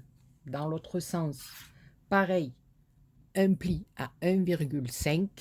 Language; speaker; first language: French; native; French